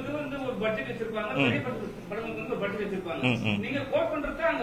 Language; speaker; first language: Tamil; native; Tamil